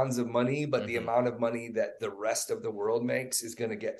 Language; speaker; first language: English; native; English